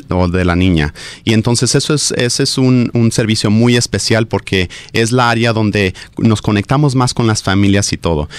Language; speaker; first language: Spanish; early bilingual, heritage; Spanish